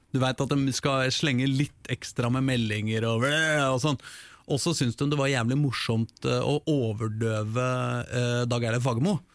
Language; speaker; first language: Norwegian; native; Norwegian